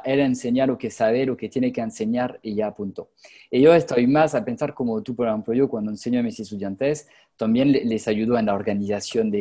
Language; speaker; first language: Spanish; non-native, fluent; French